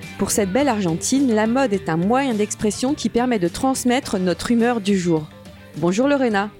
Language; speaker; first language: French; native; French